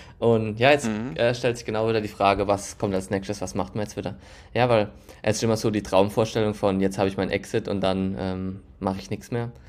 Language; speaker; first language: German; native; German